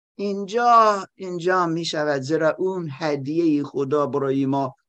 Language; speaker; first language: Persian; non-native, learner; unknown